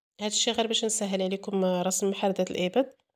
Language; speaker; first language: Arabic; native; Arabic